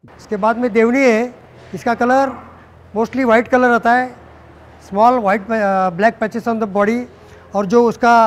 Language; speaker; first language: Hindi; non-native, local second language; Marathi